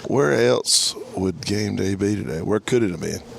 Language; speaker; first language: English; native; English